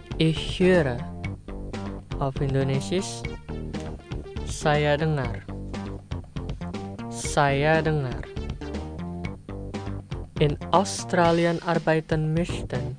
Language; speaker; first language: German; non-native, fluent; Indonesian